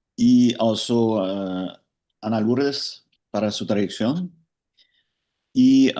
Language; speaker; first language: Spanish; non-native, learner; English